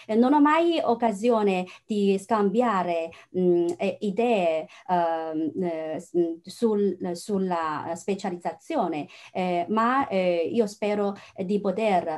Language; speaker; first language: Italian; non-native, fluent; Chinese